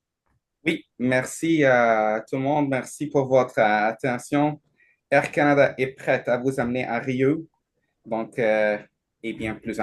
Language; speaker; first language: French; non-native, learner; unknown